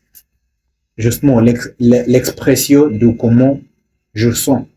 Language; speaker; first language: French; non-native, learner; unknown